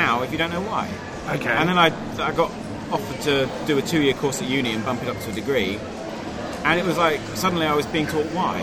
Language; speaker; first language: English; native; English